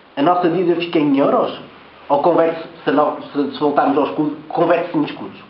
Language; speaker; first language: Portuguese; early bilingual, heritage; Portuguese